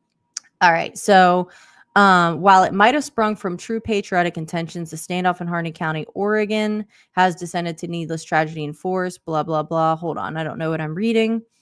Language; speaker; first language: English; native; English